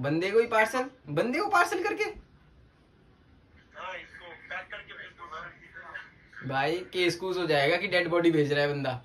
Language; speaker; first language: Hindi; native; Hindi